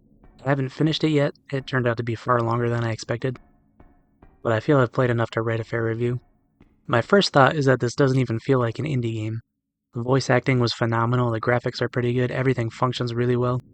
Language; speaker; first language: English; native; English